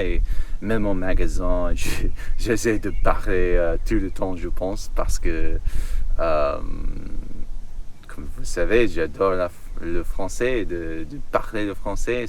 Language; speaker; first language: French; non-native, learner; English